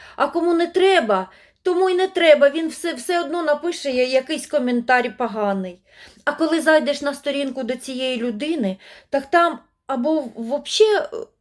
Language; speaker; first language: Ukrainian; non-native, local second language; Russian